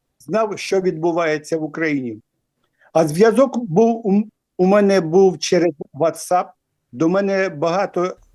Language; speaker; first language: Ukrainian; native; Ukrainian